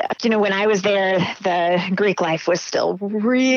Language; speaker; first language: English; native; English